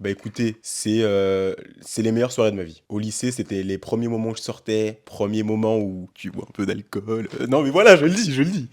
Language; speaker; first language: French; native; French